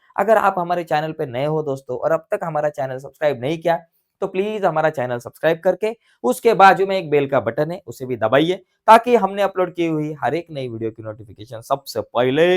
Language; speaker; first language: Hindi; non-native, local second language; Marathi